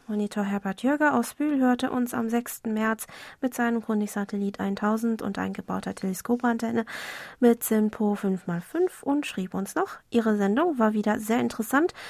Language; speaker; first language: German; non-native, fluent; Korean